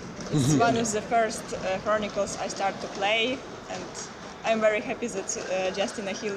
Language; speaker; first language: English; non-native, learner; Ukrainian